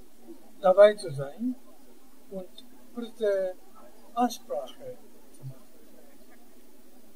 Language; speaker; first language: German; non-native, fluent; Japanese